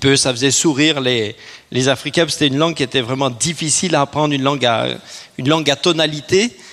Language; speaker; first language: French; native; French